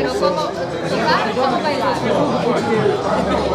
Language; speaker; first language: Spanish; non-native, fluent; Serbian